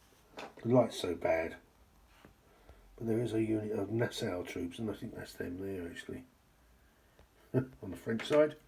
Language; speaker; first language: English; native; English